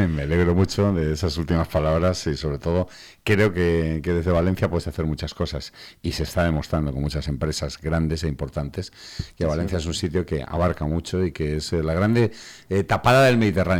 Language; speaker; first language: Spanish; native; Spanish